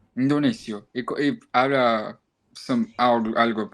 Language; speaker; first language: Spanish; non-native, fluent; Portuguese